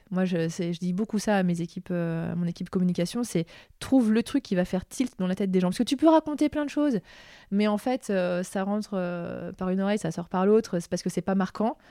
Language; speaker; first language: French; native; French